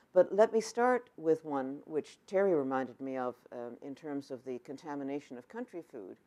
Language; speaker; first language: English; native; English